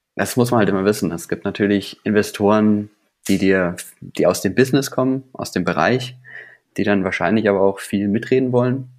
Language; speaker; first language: German; native; German